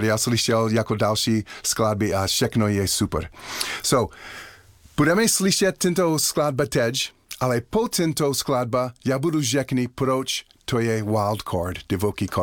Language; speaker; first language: Czech; non-native, learner; English